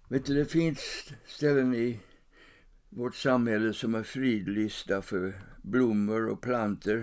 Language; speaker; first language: Swedish; non-native, fluent; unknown